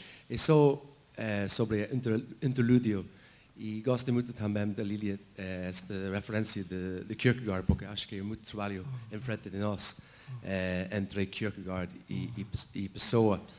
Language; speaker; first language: Portuguese; non-native, fluent; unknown